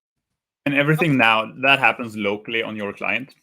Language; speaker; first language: English; non-native, fluent; Swedish